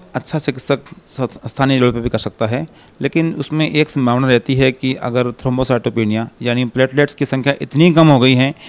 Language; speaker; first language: Hindi; native; Hindi